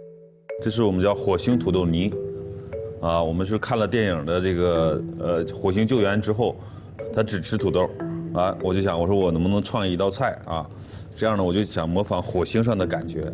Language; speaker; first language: Chinese; native; Chinese